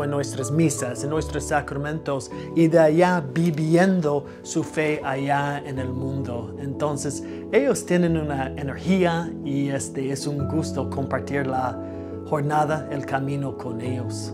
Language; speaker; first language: Spanish; non-native, fluent; English